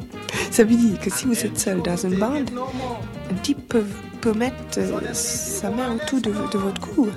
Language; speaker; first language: French; non-native, fluent; English